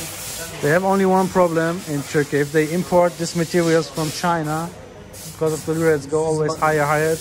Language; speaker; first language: English; non-native, fluent; German